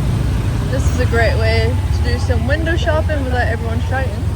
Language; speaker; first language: English; native; English